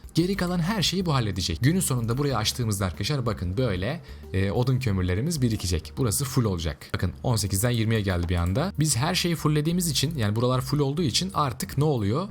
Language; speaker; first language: Turkish; native; Turkish